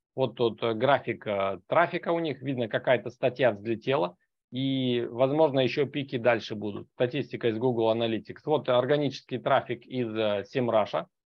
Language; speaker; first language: Russian; native; Russian